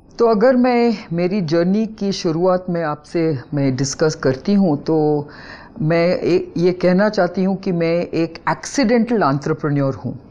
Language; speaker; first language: Hindi; non-native, local second language; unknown